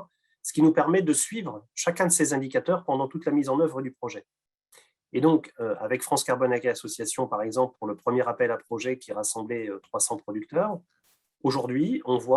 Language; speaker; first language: French; native; French